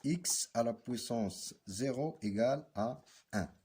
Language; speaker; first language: French; non-native, local second language; Arabic